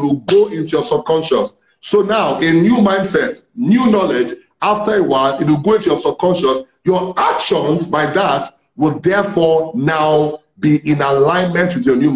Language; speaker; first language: English; non-native, local second language; Yoruba